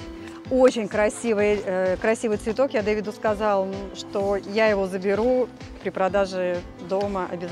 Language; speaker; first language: Russian; native; Russian